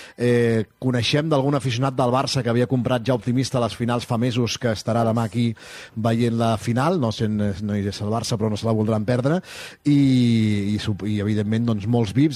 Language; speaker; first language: Catalan; native; Catalan